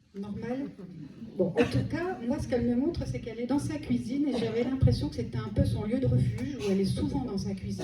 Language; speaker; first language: French; native; French